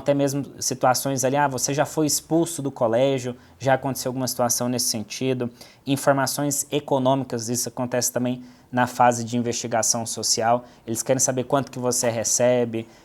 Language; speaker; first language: Portuguese; native; Portuguese